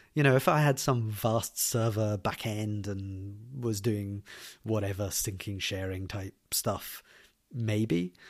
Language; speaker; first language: English; native; English